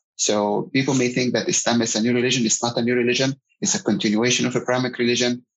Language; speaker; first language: English; non-native, fluent; Arabic